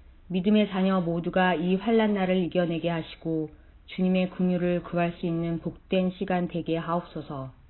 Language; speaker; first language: Korean; native; Korean